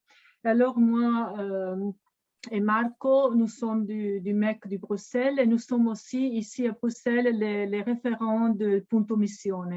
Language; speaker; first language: French; non-native, fluent; Italian